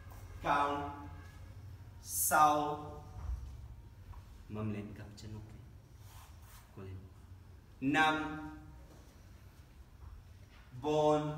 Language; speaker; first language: Vietnamese; non-native, learner; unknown